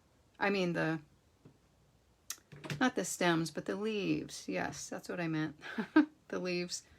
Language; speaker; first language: English; native; English